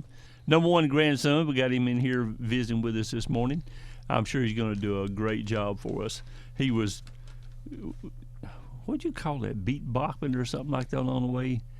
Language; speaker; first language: English; native; English